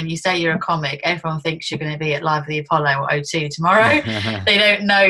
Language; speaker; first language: English; native; English